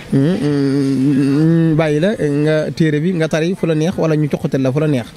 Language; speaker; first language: Wolof; native; Wolof